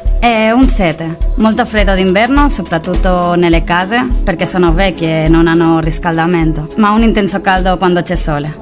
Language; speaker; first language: Italian; non-native, learner; Spanish